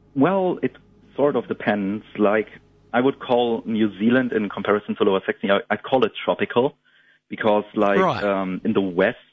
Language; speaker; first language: English; non-native, fluent; German